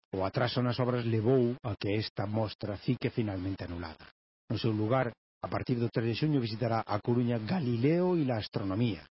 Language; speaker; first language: Galician; native; Galician